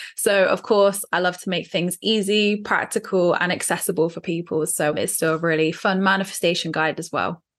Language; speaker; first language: English; native; English